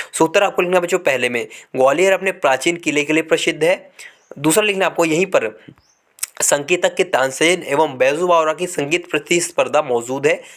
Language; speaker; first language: Hindi; native; Hindi